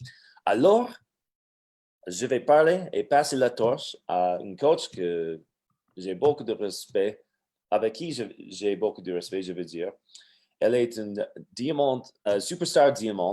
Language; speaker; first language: French; non-native, fluent; English